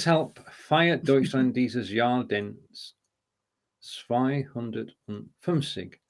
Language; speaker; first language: German; non-native, learner; English